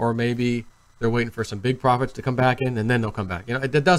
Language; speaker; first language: English; native; English